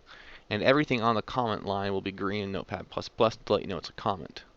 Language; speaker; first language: English; native; English